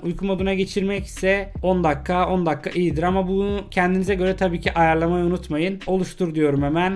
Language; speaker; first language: Turkish; native; Turkish